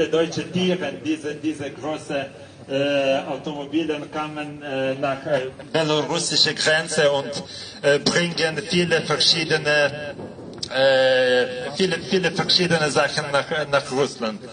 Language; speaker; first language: German; non-native, fluent; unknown